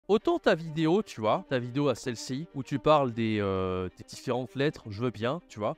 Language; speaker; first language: French; native; French